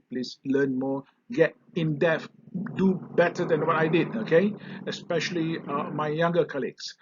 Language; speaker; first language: English; non-native, local second language; Malay